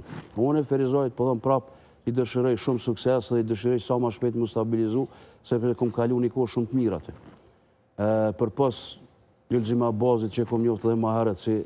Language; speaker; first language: Albanian; native; Albanian